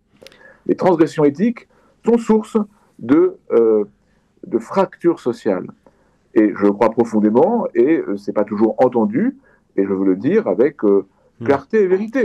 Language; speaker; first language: French; native; French